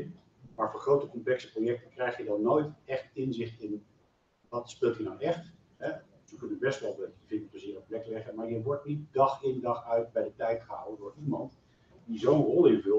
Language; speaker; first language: Dutch; native; Dutch